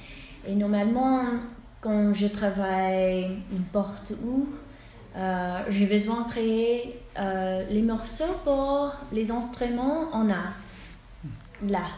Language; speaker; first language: French; non-native, fluent; English